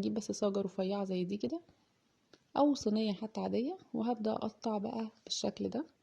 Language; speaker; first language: Arabic; native; Arabic